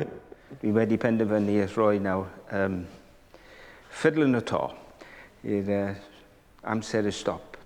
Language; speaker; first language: Welsh; non-native, local second language; English